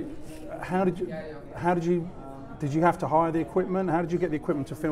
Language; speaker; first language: English; native; English